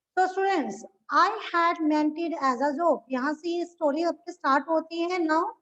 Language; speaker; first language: Hindi; native; Hindi